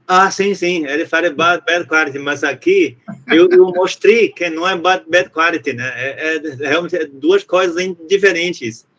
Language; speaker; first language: Portuguese; non-native, fluent; Chinese